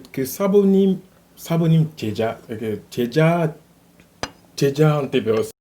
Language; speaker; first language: Korean; non-native, fluent; French